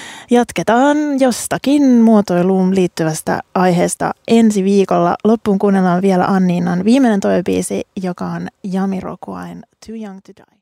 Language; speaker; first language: Finnish; native; Finnish